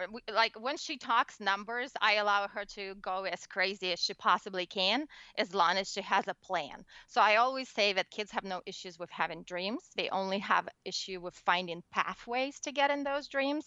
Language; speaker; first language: English; non-native, fluent; Russian